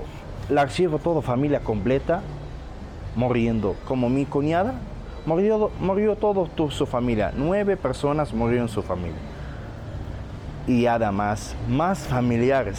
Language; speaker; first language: Spanish; non-native, learner; Arabic